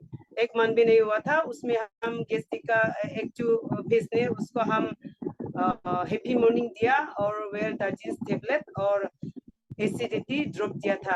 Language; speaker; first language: Hindi; non-native, local second language; Garo